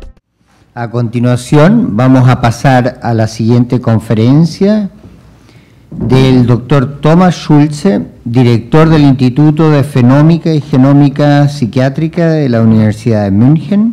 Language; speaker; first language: Spanish; native; Spanish